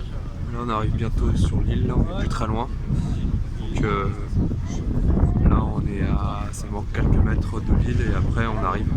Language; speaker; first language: French; native; French